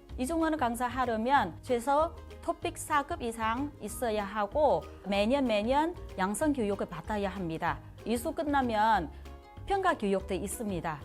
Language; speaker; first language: Korean; non-native, fluent; Vietnamese